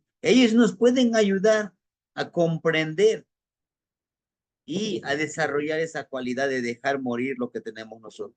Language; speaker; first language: Spanish; native; Spanish